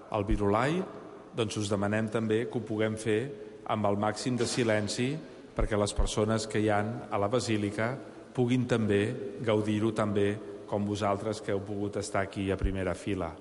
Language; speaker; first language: Catalan; native; Catalan